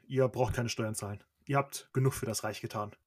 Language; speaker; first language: German; native; German